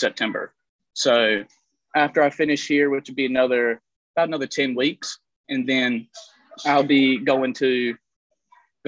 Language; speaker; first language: English; native; English